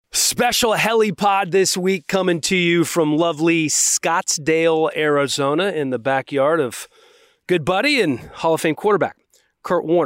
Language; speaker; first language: English; native; English